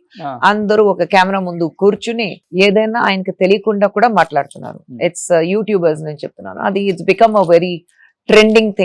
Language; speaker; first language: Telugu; non-native, fluent; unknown